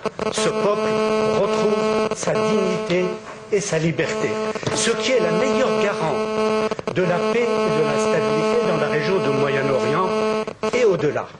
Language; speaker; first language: French; native; French